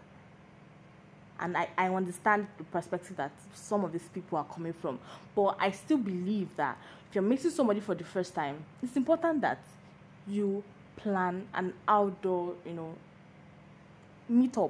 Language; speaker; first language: English; non-native, local second language; Yoruba